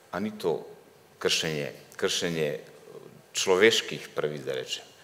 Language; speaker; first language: Slovenian; early bilingual, other home language; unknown